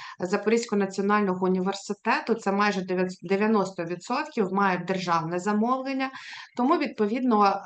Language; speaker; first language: Ukrainian; native; Ukrainian